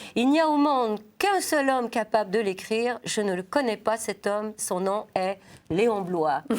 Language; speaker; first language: French; native; French